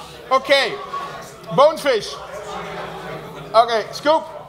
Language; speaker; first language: English; non-native, fluent; Dutch